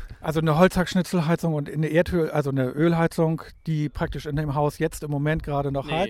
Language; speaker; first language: German; native; German